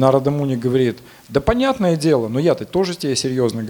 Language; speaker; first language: Russian; native; Russian